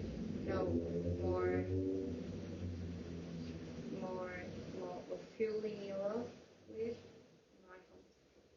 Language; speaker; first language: English; non-native, learner; Vietnamese